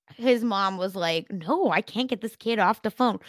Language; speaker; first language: English; early bilingual, other home language; Hindi